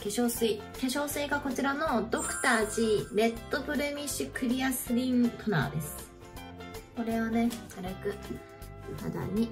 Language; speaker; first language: Japanese; native; Japanese